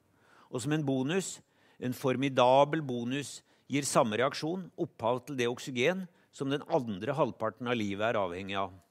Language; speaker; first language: Norwegian; native; Norwegian